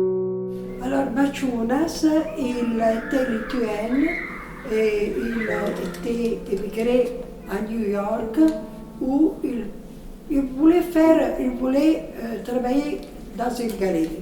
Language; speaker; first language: French; non-native, fluent; Italian